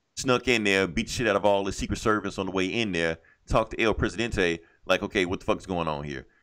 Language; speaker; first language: English; native; English